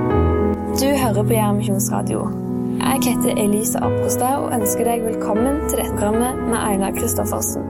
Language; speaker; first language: Norwegian; native; Norwegian